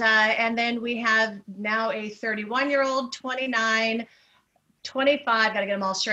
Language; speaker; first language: English; native; English